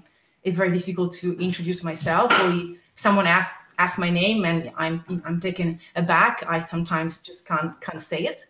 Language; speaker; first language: English; non-native, fluent; Italian